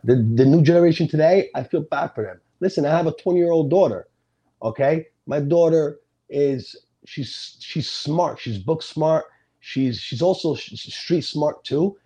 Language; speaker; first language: English; early bilingual, other home language; Sicilian